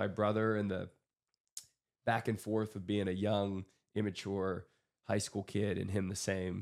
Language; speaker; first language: English; native; English